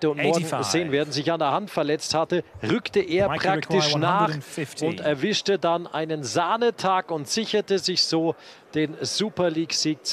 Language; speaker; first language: German; native; German